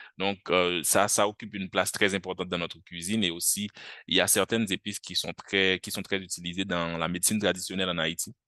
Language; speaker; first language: French; non-native, local second language; Haitian Creole